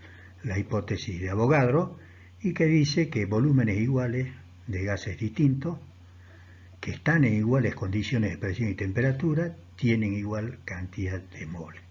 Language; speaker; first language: Spanish; native; Spanish